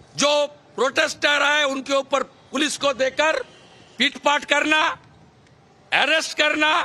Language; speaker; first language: Hindi; non-native, local second language; Bangla